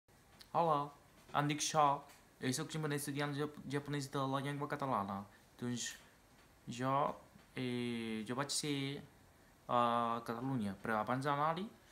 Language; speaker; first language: Catalan; non-native, fluent; Japanese